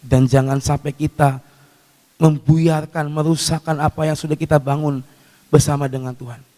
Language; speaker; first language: Indonesian; native; Indonesian